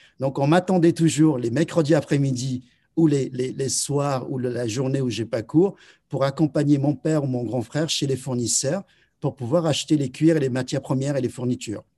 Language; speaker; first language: French; early bilingual, other home language; Chinese